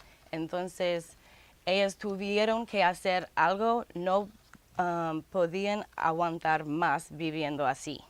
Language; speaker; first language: Spanish; non-native, fluent; English